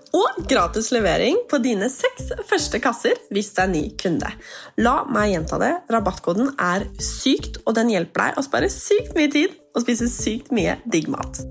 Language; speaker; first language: Norwegian; native; Norwegian